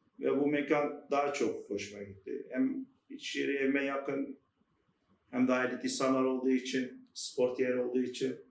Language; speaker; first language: Turkish; native; Turkish